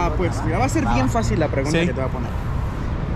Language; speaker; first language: Spanish; native; Spanish